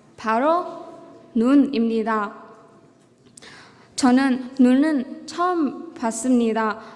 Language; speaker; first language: Korean; non-native, learner; Vietnamese